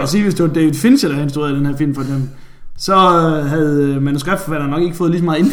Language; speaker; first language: Danish; native; Danish